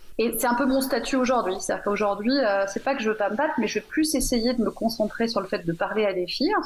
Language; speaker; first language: French; native; French